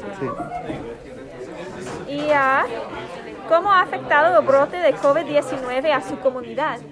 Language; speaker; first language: Spanish; non-native, fluent; English